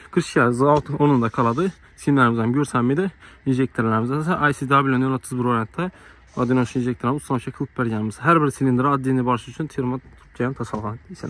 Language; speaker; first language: Uzbek; native; Uzbek